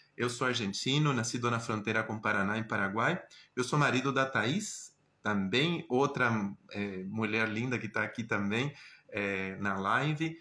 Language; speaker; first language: Portuguese; non-native, fluent; Spanish